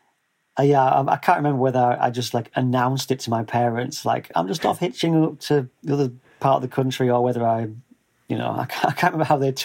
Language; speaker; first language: English; native; English